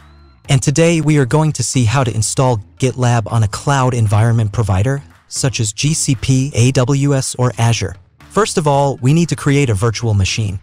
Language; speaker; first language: English; non-native, fluent; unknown